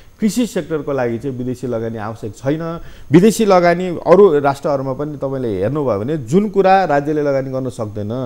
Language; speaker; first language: Nepali; native; Nepali